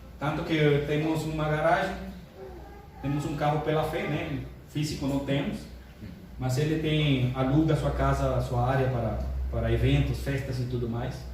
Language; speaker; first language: Portuguese; non-native, fluent; Spanish